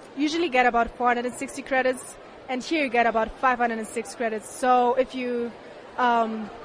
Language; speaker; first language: English; non-native, fluent; German